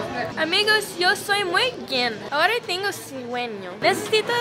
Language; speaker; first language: Spanish; non-native, learner; English